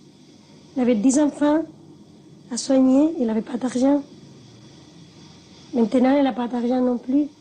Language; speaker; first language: French; non-native, fluent; Spanish